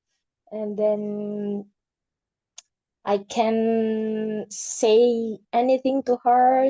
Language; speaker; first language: English; non-native, learner; Indonesian